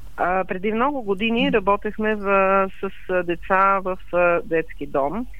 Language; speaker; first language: Bulgarian; native; Bulgarian